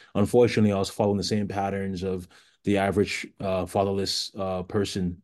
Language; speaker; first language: English; early bilingual, other home language; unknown